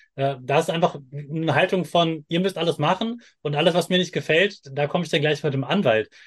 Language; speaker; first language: German; native; German